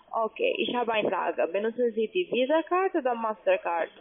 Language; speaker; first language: German; non-native, learner; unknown